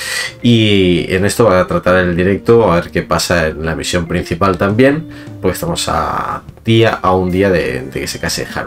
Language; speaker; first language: Spanish; native; Spanish